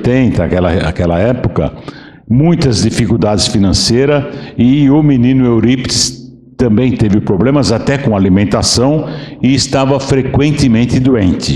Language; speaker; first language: Portuguese; native; Portuguese